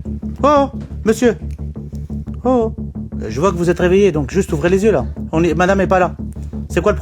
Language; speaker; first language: French; native; French